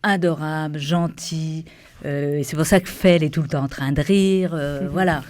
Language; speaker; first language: French; native; French